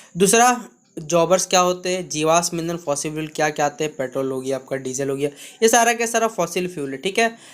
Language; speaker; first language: Hindi; native; Hindi